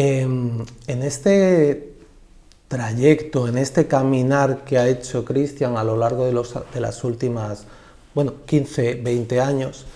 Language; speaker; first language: Spanish; native; Spanish